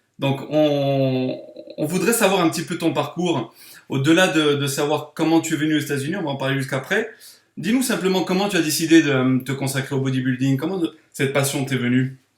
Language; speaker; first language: French; native; French